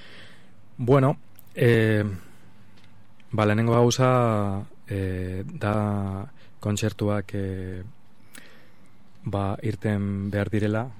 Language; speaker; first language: Basque; non-native, local second language; Spanish